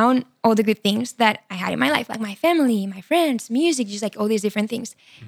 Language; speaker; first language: English; non-native, fluent; Spanish